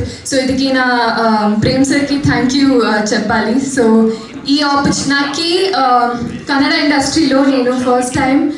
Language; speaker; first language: Telugu; non-native, learner; Kannada